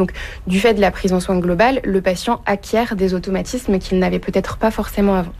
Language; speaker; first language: French; native; French